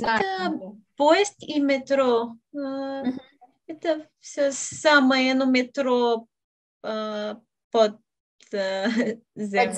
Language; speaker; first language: Russian; non-native, learner; Bulgarian